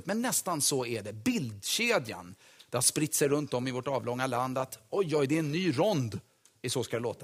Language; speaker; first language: Swedish; native; Swedish